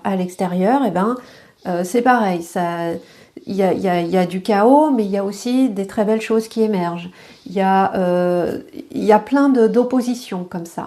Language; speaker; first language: French; native; French